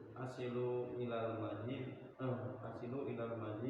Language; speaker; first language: Arabic; non-native, learner; Indonesian